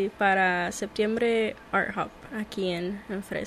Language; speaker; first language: Spanish; early bilingual, heritage; Spanish